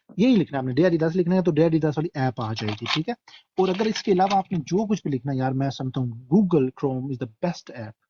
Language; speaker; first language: Urdu; non-native, local second language; Punjabi